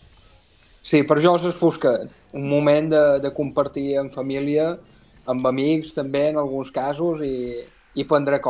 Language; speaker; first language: Catalan; native; Catalan